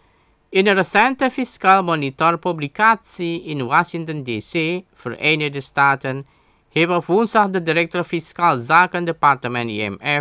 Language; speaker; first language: Dutch; non-native, learner; Indonesian